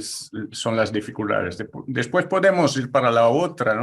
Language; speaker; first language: Spanish; non-native, fluent; Portuguese